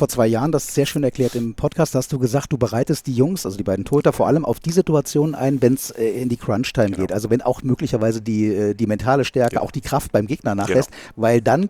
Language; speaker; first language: German; native; German